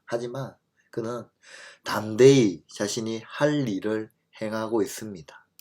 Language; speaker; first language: Korean; native; Korean